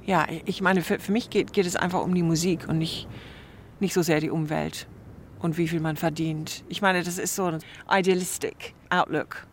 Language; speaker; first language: German; early bilingual, other home language; English